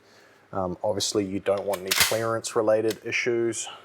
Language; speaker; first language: English; native; English